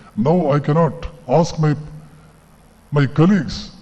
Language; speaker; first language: English; non-native, local second language; Kannada